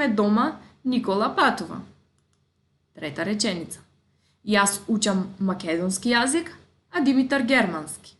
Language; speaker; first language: Macedonian; native; Macedonian